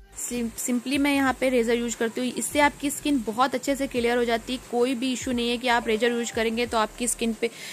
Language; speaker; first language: Hindi; native; Hindi